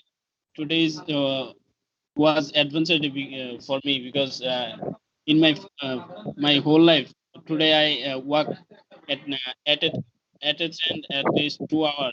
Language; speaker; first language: English; non-native, learner; Bangla